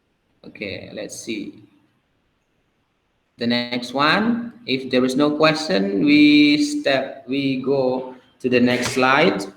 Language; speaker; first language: English; non-native, fluent; Indonesian